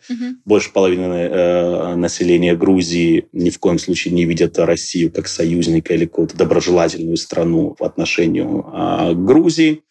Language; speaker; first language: Russian; non-native, local second language; Georgian